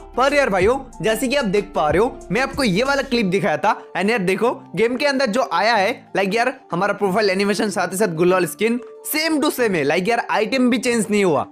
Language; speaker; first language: Hindi; non-native, local second language; Bangla